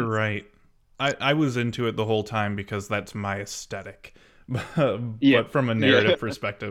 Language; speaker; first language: English; native; English